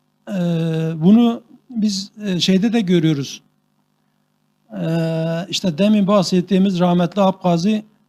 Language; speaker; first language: Turkish; non-native, local second language; Kurdish